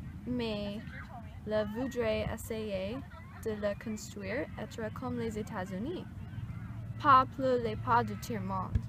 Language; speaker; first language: French; non-native, learner; English